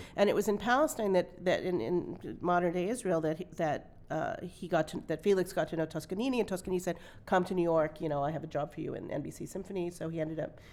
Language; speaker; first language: English; native; English